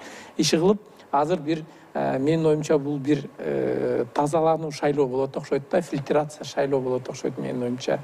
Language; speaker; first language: Kyrgyz; native; Kyrgyz